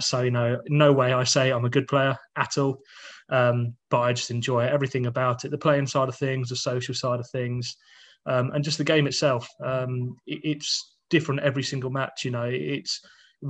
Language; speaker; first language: English; native; English